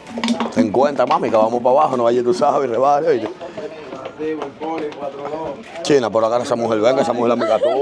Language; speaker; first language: Spanish; native; Spanish